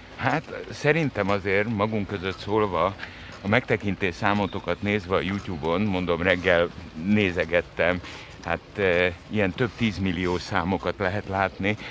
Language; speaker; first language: Hungarian; early bilingual, other home language; Russian